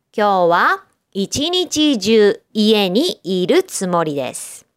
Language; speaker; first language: Japanese; native; Japanese